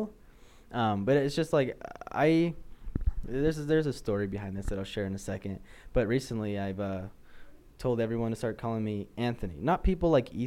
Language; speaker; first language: English; native; English